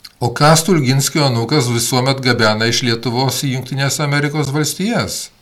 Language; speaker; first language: Lithuanian; early bilingual, heritage; Lithuanian